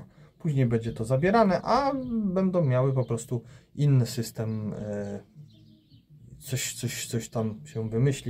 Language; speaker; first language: Polish; native; Polish